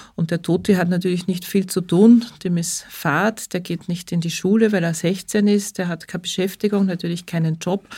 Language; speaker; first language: German; native; German